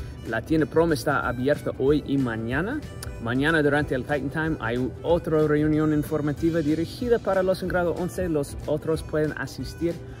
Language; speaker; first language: Spanish; non-native, fluent; English